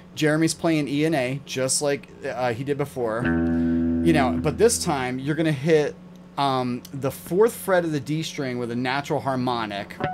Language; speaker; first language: English; native; English